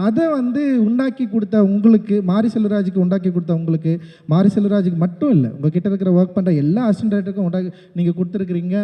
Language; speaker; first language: Tamil; native; Tamil